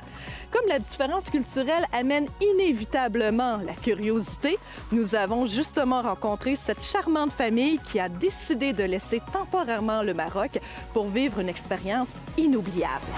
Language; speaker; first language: French; native; French